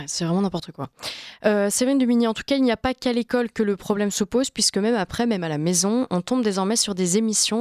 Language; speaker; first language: French; native; French